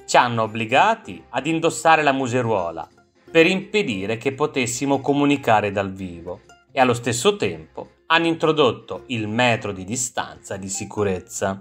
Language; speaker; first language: Italian; native; Italian